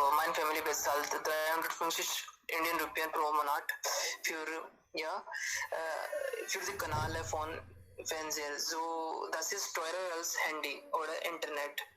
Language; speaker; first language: German; non-native, learner; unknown